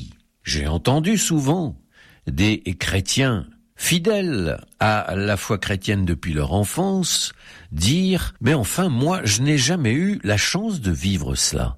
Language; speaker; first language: French; native; French